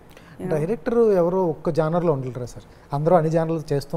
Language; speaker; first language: Telugu; native; Telugu